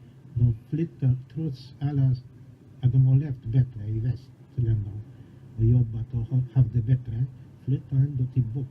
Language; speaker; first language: Swedish; non-native, fluent; Polish